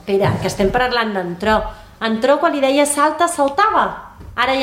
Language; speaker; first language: Catalan; native; Catalan